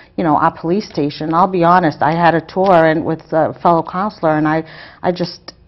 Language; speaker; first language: English; native; English